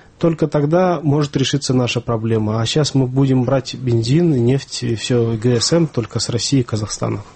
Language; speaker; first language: Russian; non-native, local second language; Kyrgyz